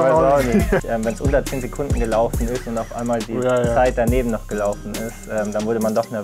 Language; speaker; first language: German; native; German